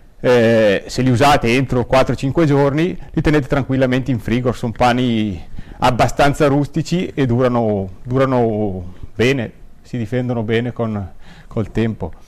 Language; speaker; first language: Italian; native; Italian